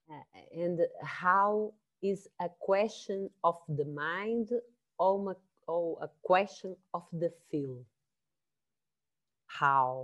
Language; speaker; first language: English; non-native, learner; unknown